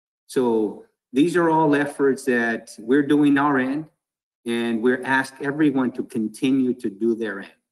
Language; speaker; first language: English; early bilingual, other home language; Spanish